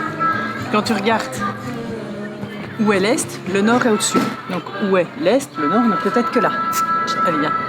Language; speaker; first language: French; native; French